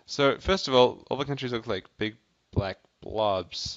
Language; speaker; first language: English; native; English